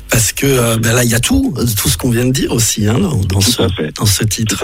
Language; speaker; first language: French; native; French